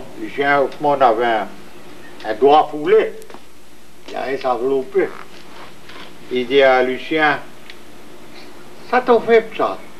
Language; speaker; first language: French; native; French